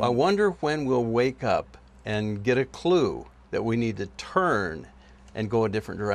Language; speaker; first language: English; native; English